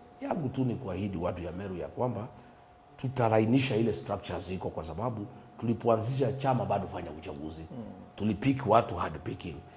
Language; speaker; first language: Swahili; non-native, local second language; Kikuyu